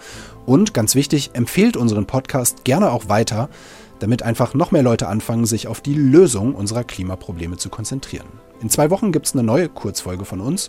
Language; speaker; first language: German; native; German